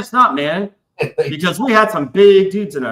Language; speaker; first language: English; native; English